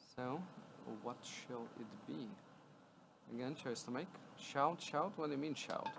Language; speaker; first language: English; non-native, fluent; Latvian